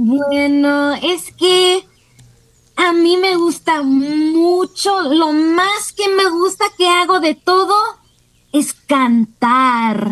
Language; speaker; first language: Spanish; early bilingual, other home language; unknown